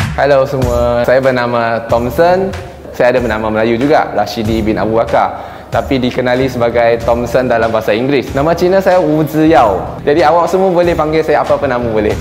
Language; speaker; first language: Malay; non-native, local second language; Chinese